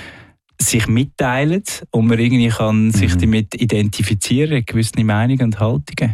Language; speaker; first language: German; native; German